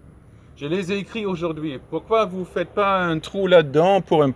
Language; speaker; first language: French; non-native, fluent; German